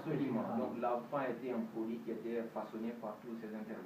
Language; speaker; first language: French; non-native, local second language; Bambara